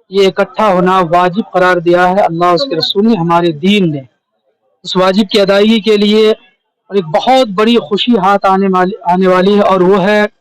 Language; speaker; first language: Urdu; native; Urdu